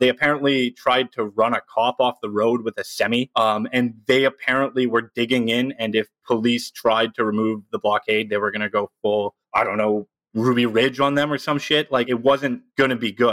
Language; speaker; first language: English; native; English